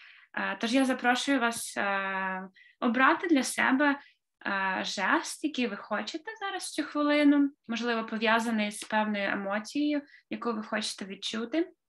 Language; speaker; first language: Ukrainian; native; Ukrainian